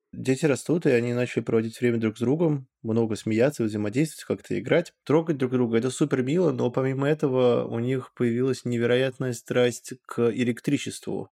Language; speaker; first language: Russian; native; Russian